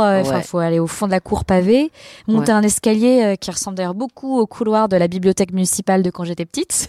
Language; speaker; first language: French; native; French